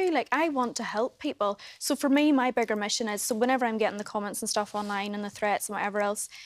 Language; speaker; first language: English; native; English